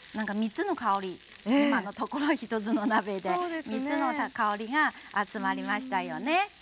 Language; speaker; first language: Japanese; non-native, fluent; Chinese